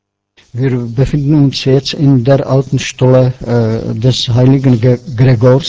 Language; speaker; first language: German; non-native, learner; Czech